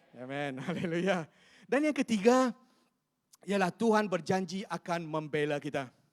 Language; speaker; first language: Malay; non-native, local second language; Chinese